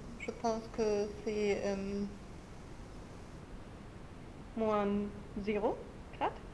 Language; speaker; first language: French; non-native, learner; German